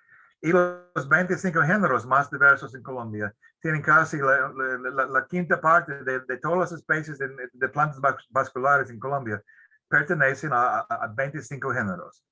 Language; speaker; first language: Spanish; non-native, fluent; English